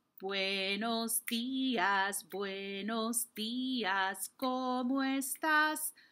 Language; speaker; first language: Spanish; non-native, fluent; English